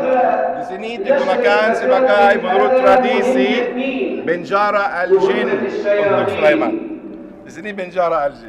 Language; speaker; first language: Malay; non-native, learner; Arabic